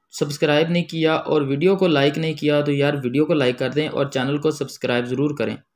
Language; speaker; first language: Hindi; native; Hindi